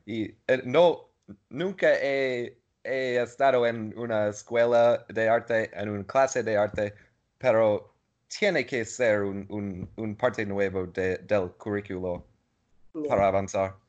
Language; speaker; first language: Spanish; non-native, learner; English